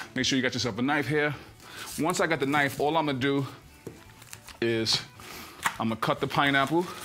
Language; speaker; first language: English; native; English